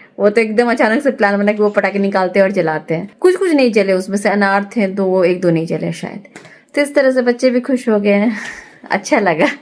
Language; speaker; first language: Hindi; native; Hindi